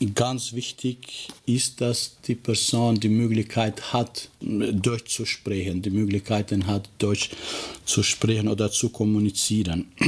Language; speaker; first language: German; non-native, fluent; Albanian